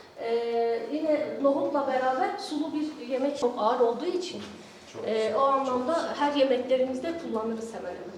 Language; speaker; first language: Turkish; native; Turkish